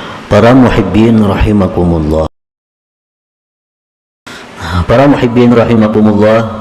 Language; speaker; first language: Indonesian; non-native, local second language; Banjar